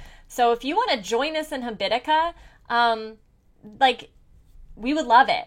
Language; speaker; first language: English; native; English